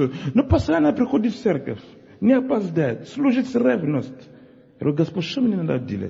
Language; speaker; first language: Russian; non-native, local second language; Ukrainian